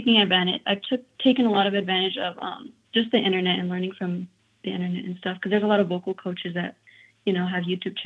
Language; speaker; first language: English; native; English